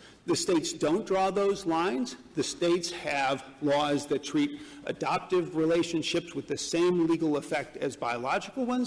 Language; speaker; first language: English; native; English